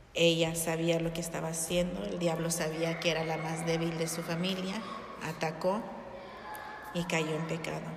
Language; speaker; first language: Spanish; early bilingual, heritage; Spanish